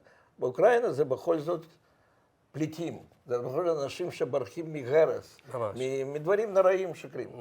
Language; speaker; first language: Hebrew; non-native, fluent; Russian